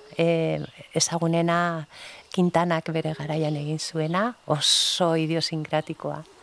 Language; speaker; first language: Basque; non-native, local second language; Spanish